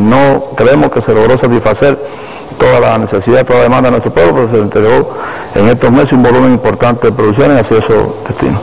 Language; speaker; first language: Spanish; native; Spanish